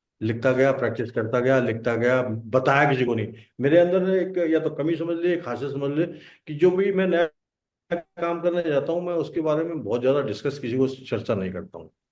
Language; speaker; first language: Hindi; native; Hindi